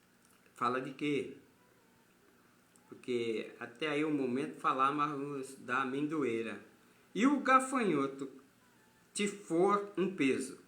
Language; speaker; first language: Portuguese; native; Portuguese